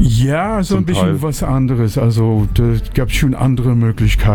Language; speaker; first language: German; non-native, fluent; English